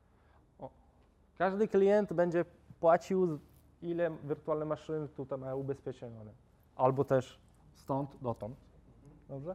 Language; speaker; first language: Polish; non-native, fluent; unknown